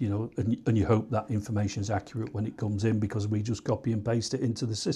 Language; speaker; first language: English; native; English